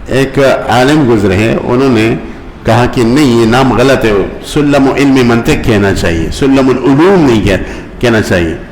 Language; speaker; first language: Urdu; non-native, local second language; Pashto